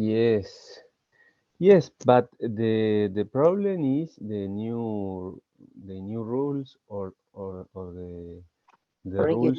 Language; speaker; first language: English; non-native, learner; Spanish